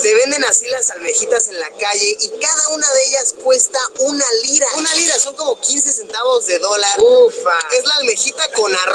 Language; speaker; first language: Spanish; native; Spanish